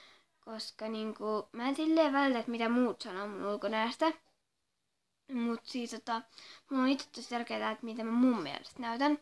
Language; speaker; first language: Finnish; native; Finnish